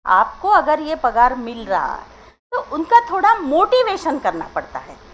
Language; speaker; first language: Hindi; non-native, local second language; Marathi